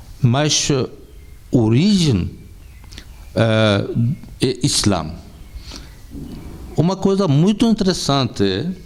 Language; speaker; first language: Portuguese; non-native, fluent; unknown